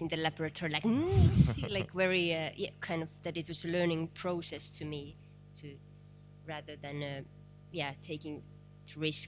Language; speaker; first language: English; non-native, fluent; Finnish